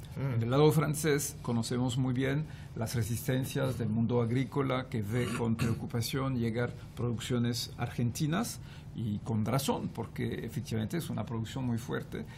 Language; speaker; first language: Spanish; non-native, fluent; French